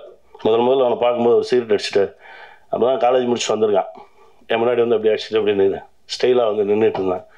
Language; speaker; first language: Tamil; native; Tamil